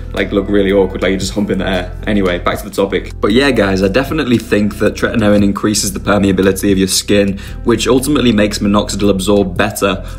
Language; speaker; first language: English; native; English